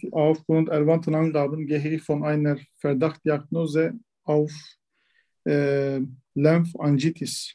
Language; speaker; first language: German; non-native, learner; Turkish